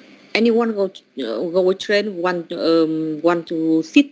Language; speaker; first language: English; non-native, learner; Vietnamese